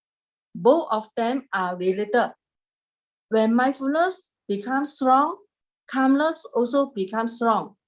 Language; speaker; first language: English; non-native, learner; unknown